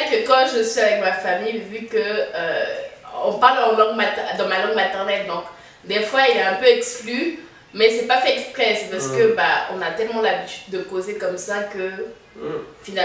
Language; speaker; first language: French; native; French